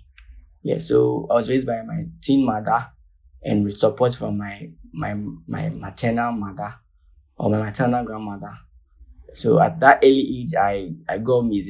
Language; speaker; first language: English; non-native, local second language; Akan